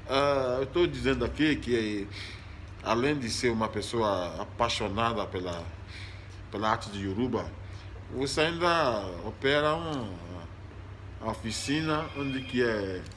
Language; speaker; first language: Portuguese; non-native, fluent; Yoruba